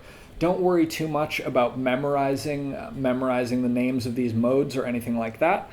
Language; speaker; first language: English; native; English